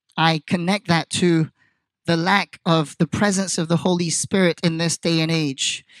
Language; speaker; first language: English; non-native, fluent; Korean